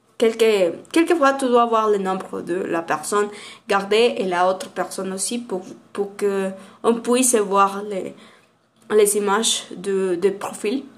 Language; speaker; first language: French; non-native, learner; Spanish